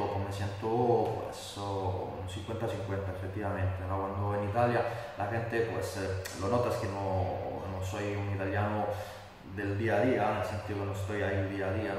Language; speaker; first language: Spanish; non-native, fluent; Italian